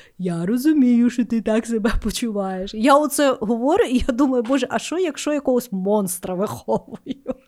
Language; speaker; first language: Ukrainian; native; Ukrainian